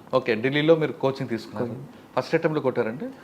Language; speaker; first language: Telugu; native; Telugu